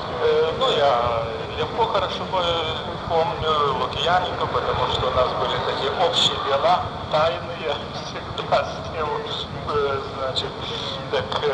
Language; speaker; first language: Russian; non-native, fluent; Lithuanian